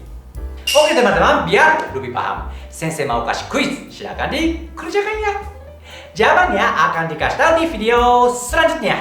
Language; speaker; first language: Indonesian; non-native, fluent; Japanese